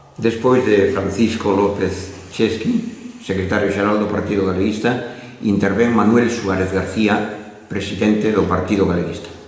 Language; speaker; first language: Galician; native; Galician